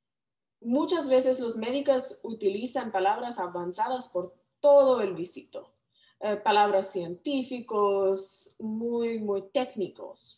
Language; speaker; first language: Spanish; non-native, learner; English